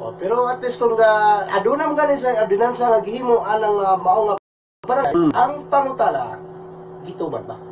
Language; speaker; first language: Cebuano; native; Cebuano